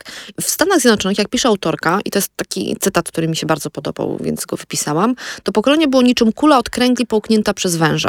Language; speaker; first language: Polish; native; Polish